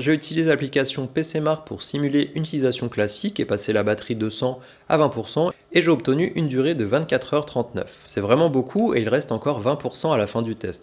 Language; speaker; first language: French; native; French